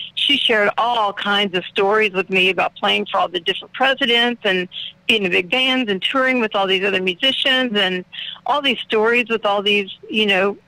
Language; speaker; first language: English; native; English